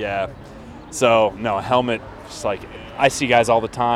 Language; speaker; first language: English; native; English